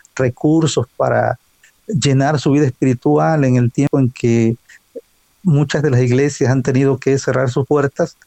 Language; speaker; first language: Spanish; native; Spanish